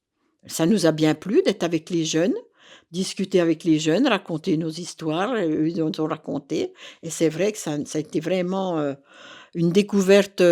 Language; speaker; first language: French; native; French